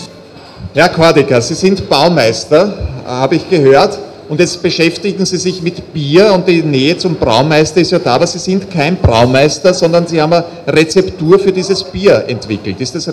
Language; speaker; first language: German; native; German